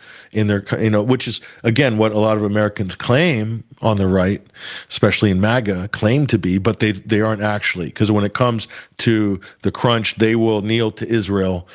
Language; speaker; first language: English; native; English